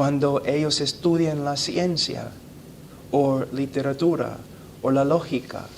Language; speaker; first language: Spanish; non-native, fluent; English